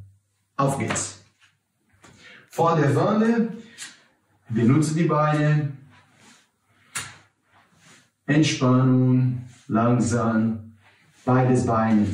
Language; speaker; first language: German; non-native, learner; Portuguese